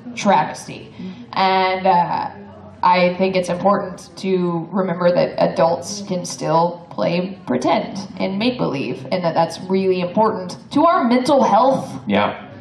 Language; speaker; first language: English; native; English